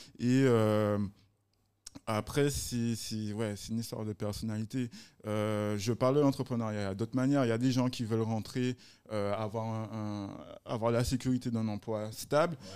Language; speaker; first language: French; native; French